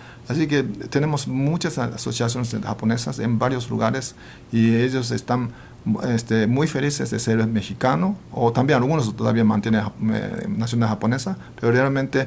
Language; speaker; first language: Spanish; non-native, fluent; Japanese